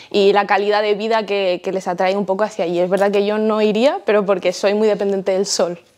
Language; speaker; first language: Spanish; early bilingual, heritage; Spanish